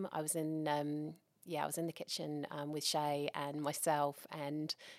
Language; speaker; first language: English; native; English